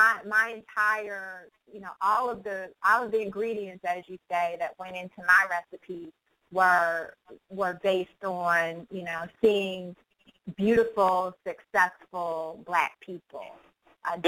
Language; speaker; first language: English; native; English